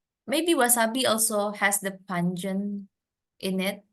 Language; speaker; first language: English; non-native, fluent; Indonesian